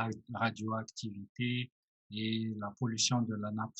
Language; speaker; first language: French; non-native, local second language; Malagasy